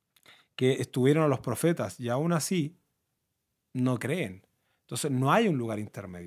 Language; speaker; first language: Spanish; native; Spanish